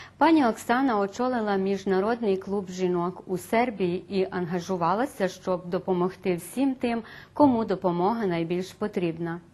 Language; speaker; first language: Ukrainian; early bilingual, heritage; Ukrainian